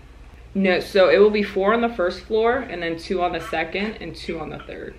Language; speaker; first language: English; native; English